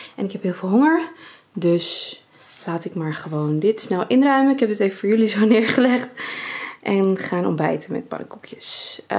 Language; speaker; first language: Dutch; early bilingual, other home language; Armenian